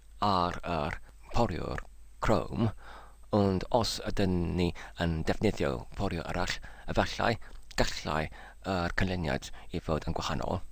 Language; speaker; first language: Welsh; non-native, learner; English